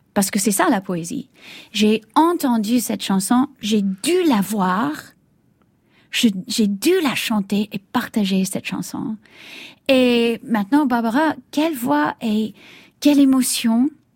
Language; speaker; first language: French; non-native, fluent; English